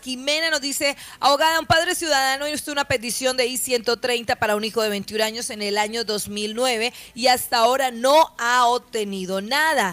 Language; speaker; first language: Spanish; native; Spanish